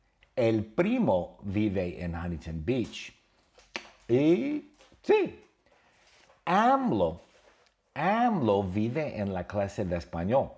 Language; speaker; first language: Spanish; non-native, fluent; English